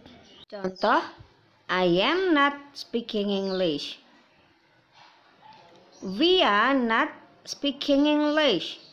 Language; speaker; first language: English; non-native, fluent; Indonesian